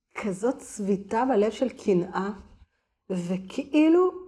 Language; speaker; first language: Hebrew; native; Hebrew